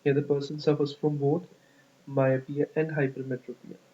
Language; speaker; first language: English; non-native, local second language; Punjabi